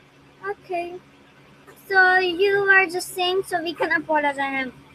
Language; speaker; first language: English; non-native, learner; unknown